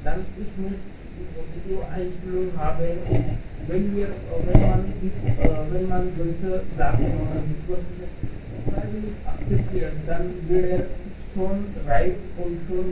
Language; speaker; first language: German; non-native, learner; Hindi